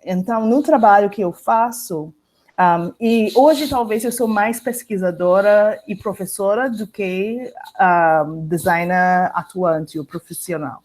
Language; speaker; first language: Portuguese; non-native, fluent; English